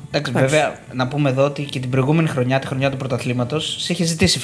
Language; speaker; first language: Greek; native; Greek